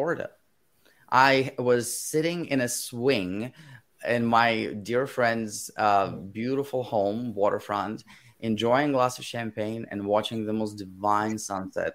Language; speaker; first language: English; non-native, fluent; Russian